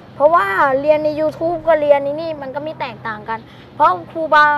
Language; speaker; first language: Thai; native; Thai